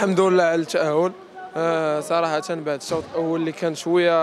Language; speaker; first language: Arabic; native; Arabic